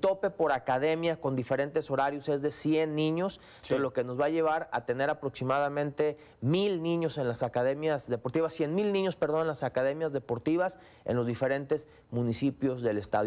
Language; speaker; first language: Spanish; native; Spanish